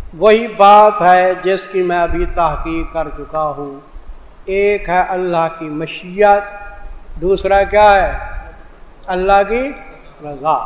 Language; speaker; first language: Urdu; non-native, local second language; Saraiki